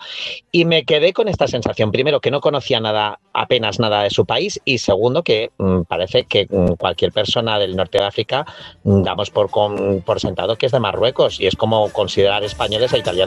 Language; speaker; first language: Spanish; native; Spanish